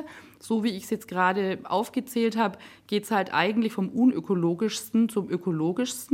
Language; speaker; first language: German; native; German